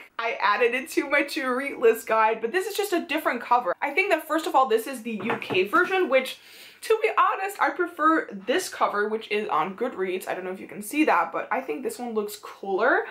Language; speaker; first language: English; non-native, fluent; Dutch